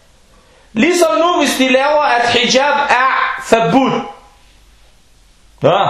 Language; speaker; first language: Danish; non-native, local second language; Arabic